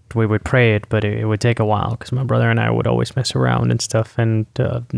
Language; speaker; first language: English; non-native, fluent; Spanish